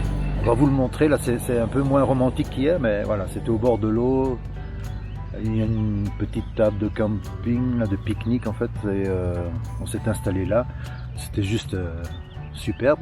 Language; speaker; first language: French; native; French